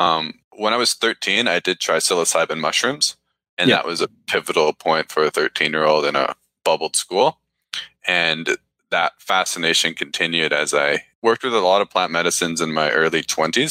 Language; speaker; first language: English; native; English